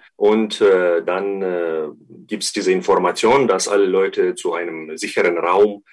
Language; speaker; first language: German; non-native, fluent; Ukrainian